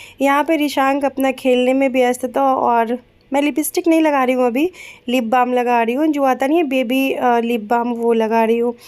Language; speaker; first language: Hindi; native; Hindi